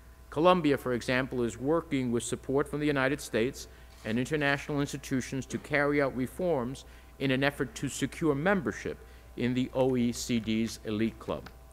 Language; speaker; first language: English; early bilingual, other home language; Spanish